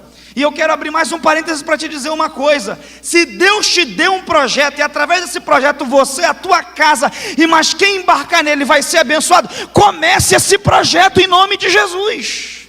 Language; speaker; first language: Portuguese; native; Portuguese